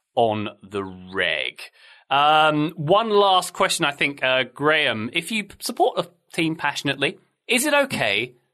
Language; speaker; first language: English; native; English